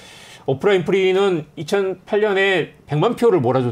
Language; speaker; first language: Korean; native; Korean